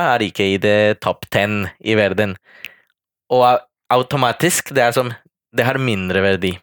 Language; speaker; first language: Norwegian; non-native, fluent; Spanish